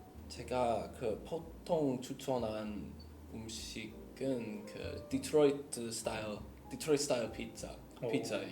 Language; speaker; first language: Korean; non-native, learner; English